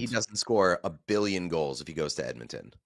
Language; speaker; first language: English; native; English